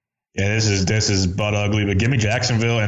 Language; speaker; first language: English; native; English